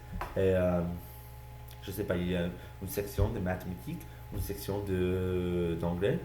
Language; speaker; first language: French; non-native, learner; English